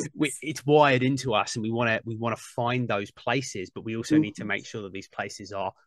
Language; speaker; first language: English; native; English